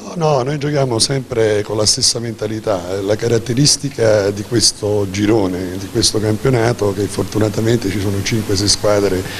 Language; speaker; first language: Italian; native; Italian